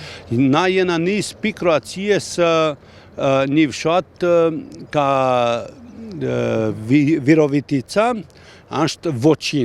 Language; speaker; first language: Albanian; non-native, local second language; Croatian